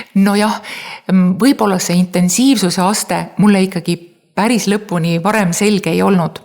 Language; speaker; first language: Estonian; native; Estonian